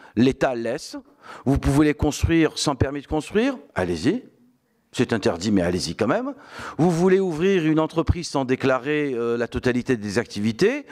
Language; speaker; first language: French; non-native, local second language; Arabic